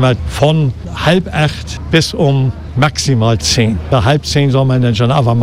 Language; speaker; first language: German; native; German